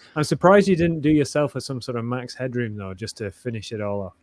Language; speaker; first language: English; native; English